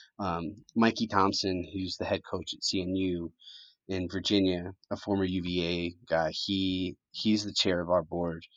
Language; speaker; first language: English; early bilingual, other home language; Spanish